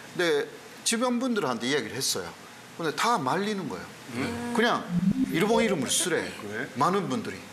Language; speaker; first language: Korean; non-native, fluent; Japanese